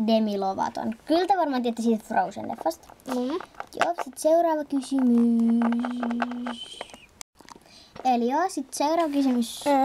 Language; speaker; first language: Finnish; native; Finnish